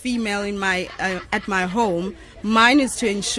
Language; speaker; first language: English; non-native, local second language; Xhosa